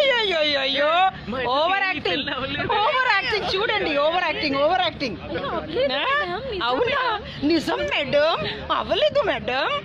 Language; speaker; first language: Telugu; non-native, learner; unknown